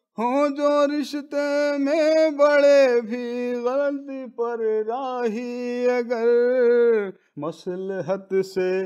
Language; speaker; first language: Urdu; native; Urdu